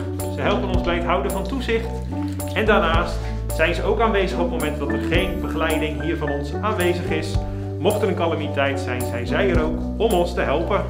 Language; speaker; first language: Dutch; native; Dutch